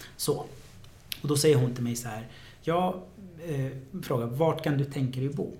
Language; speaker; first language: Swedish; early bilingual, other home language; Arabic